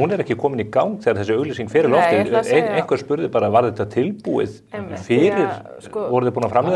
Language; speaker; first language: Icelandic; native; Icelandic